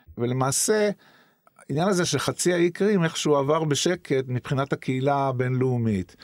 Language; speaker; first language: Hebrew; native; Hebrew